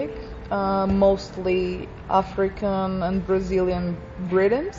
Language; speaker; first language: English; non-native, fluent; Portuguese